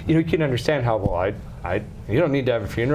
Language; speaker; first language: English; native; English